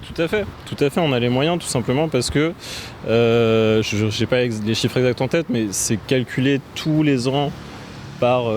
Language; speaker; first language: French; native; French